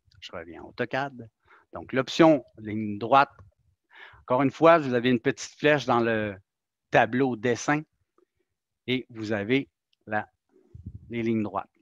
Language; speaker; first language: French; native; French